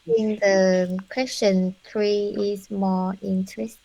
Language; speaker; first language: English; non-native, learner; Vietnamese